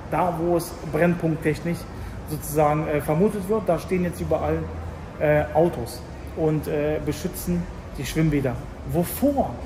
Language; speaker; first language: German; early bilingual, other home language; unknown